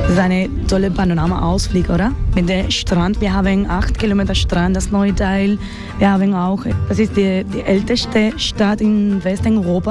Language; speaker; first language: German; non-native, learner; Spanish